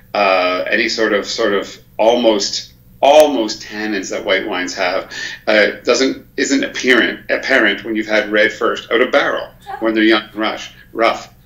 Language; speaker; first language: English; native; English